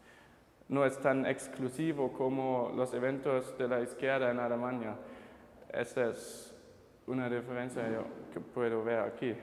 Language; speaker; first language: Spanish; non-native, fluent; German